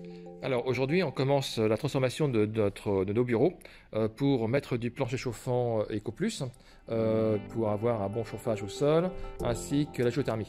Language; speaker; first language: French; native; French